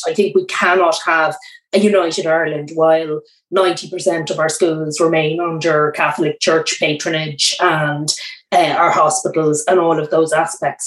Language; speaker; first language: English; native; English